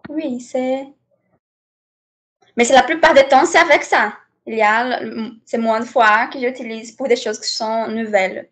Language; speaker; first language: French; non-native, fluent; Portuguese